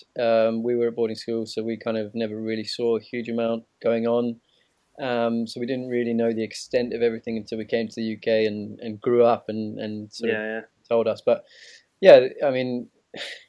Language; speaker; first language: English; native; English